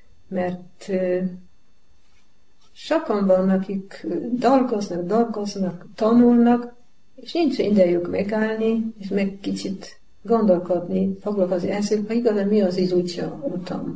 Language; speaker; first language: Hungarian; non-native, learner; Polish